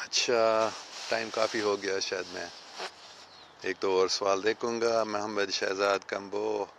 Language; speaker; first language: Urdu; non-native, fluent; English